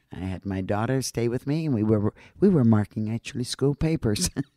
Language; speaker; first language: English; non-native, fluent; Dutch